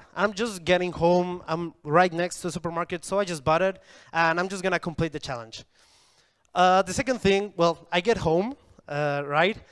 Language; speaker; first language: English; non-native, fluent; Spanish